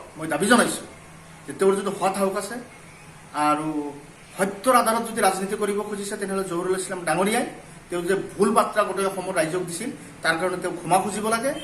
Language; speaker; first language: Assamese; non-native, local second language; Bangla